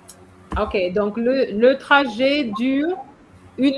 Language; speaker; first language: French; non-native, fluent; English